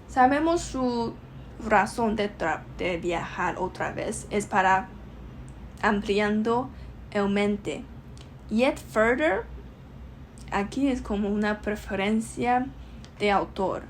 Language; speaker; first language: Spanish; non-native, learner; Chinese